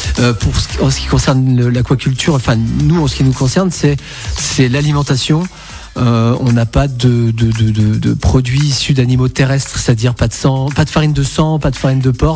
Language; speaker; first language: French; native; French